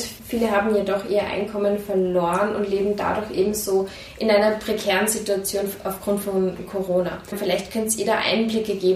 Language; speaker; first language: German; native; German